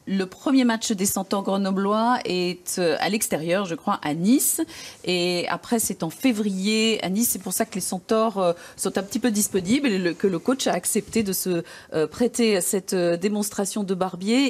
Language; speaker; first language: French; native; French